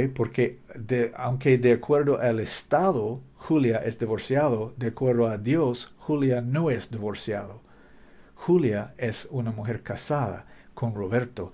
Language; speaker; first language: Spanish; non-native, learner; English